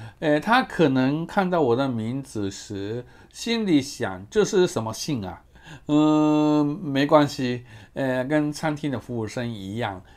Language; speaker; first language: Chinese; non-native, fluent; Japanese